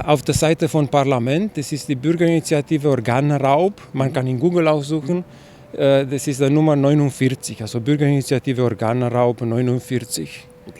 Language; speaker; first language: German; non-native, fluent; Chinese